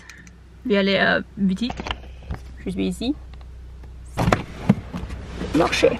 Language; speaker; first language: French; non-native, learner; Norwegian